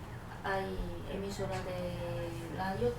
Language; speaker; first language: Spanish; non-native, learner; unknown